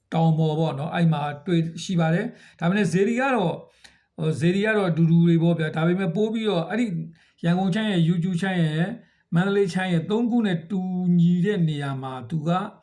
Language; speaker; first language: Burmese; native; Burmese